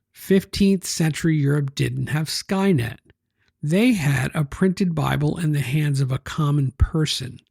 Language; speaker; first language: English; native; English